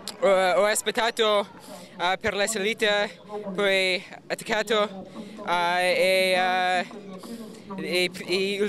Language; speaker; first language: Italian; non-native, learner; English